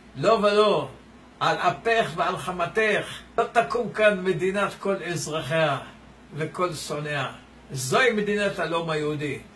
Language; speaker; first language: Hebrew; native; Hebrew